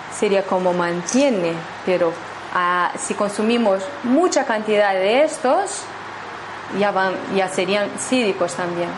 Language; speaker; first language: Spanish; non-native, fluent; Portuguese